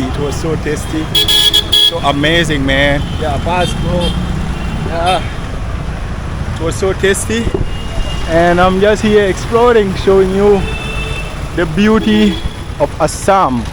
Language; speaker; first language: English; non-native, fluent; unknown